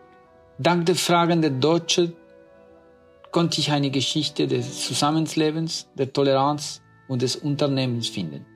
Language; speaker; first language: German; non-native, fluent; Spanish